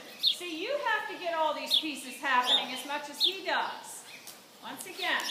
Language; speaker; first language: English; native; English